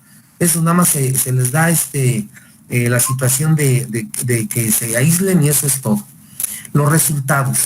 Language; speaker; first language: Spanish; native; Spanish